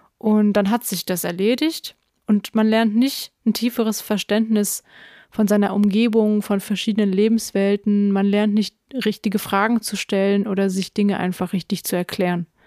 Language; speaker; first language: German; early bilingual, other home language; Russian